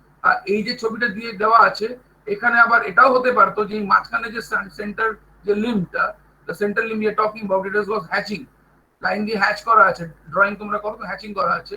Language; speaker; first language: Bangla; native; Bangla